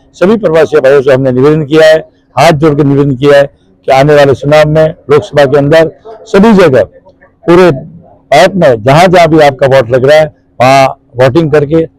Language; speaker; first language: Hindi; native; Hindi